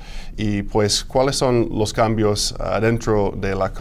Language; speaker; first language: Spanish; non-native, fluent; English